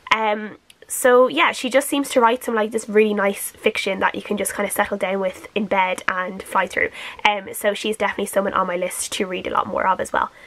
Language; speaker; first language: English; native; English